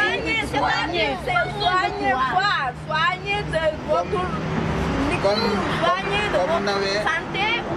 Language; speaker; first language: French; non-native, learner; Wolof